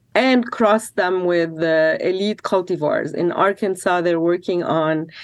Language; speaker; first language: English; non-native, fluent; Arabic